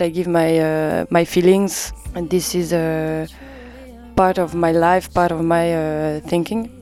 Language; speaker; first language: English; non-native, learner; French